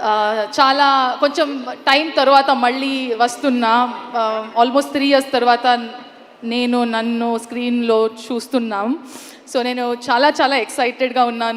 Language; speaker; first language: Telugu; non-native, learner; Kannada